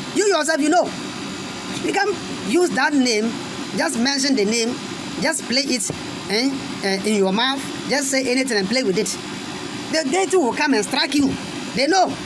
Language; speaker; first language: English; non-native, local second language; Akan